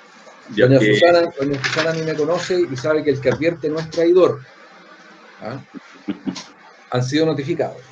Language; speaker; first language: Spanish; native; Spanish